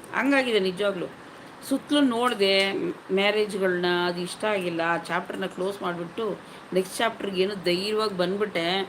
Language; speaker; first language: Kannada; non-native, local second language; Tamil